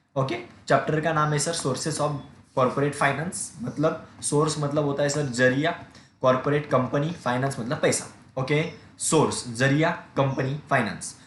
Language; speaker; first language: Hindi; non-native, local second language; Marathi